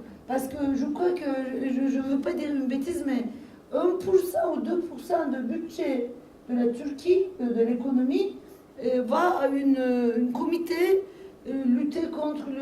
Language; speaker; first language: French; non-native, fluent; Turkish